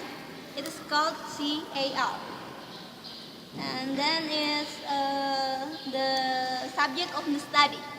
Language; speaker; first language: English; non-native, learner; Indonesian